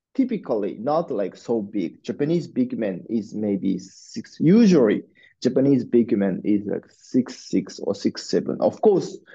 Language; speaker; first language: English; non-native, learner; Japanese